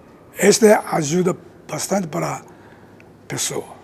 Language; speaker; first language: Portuguese; non-native, learner; Japanese